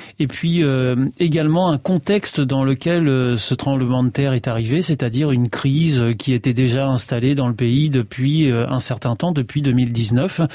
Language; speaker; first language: French; native; French